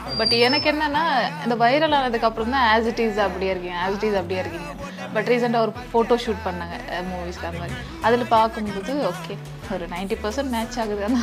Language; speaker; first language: Tamil; early bilingual, heritage; Tamil